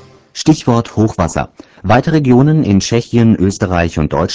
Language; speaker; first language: German; native; German